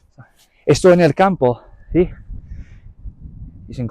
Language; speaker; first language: Spanish; non-native, learner; English